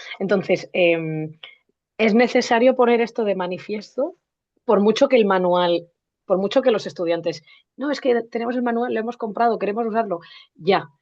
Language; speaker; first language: Spanish; native; Spanish